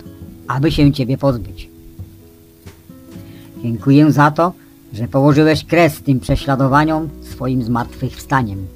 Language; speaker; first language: Polish; native; Polish